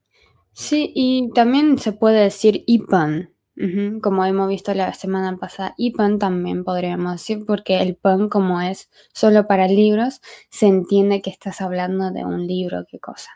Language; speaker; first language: Spanish; non-native, fluent; Chinese